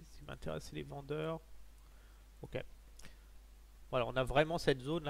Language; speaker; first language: French; native; French